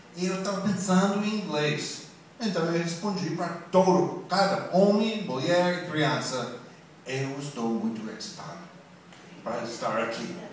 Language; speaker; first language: Portuguese; non-native, learner; English